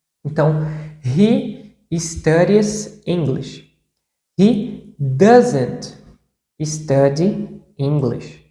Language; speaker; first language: English; non-native, fluent; Portuguese